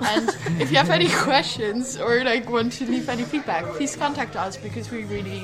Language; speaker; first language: English; non-native, fluent; Dutch